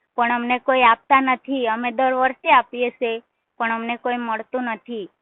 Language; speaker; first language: Gujarati; non-native, local second language; Bhili